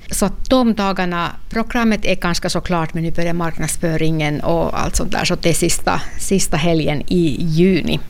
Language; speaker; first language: Swedish; non-native, local second language; Finnish